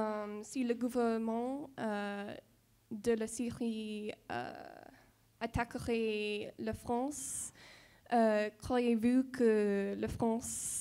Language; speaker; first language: French; non-native, learner; English